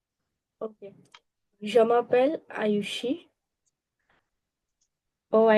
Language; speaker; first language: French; non-native, learner; Hindi